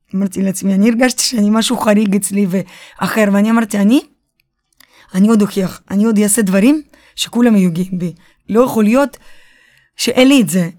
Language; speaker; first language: Hebrew; early bilingual, other home language; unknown